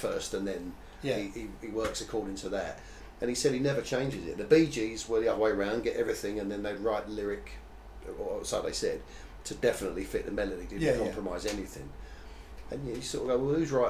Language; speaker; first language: English; native; English